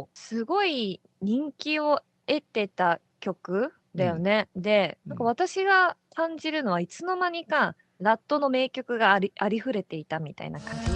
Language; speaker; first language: Japanese; native; Japanese